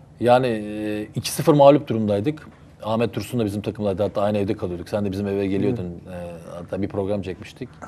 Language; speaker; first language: Turkish; early bilingual, heritage; Turkish